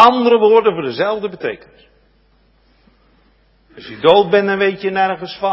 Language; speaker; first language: Dutch; native; Dutch